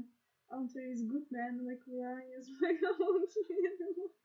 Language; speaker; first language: English; non-native, learner; Russian